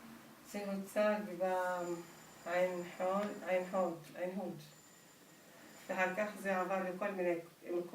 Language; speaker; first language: Hebrew; non-native, local second language; Arabic